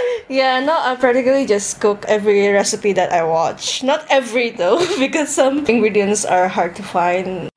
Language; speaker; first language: English; early bilingual, other home language; Indonesian